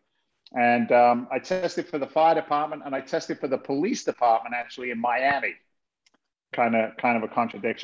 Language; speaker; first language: English; native; English